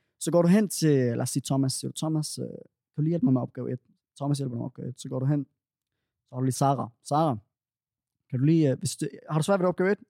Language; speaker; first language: Danish; native; Danish